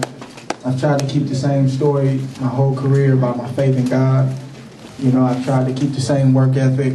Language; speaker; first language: English; native; English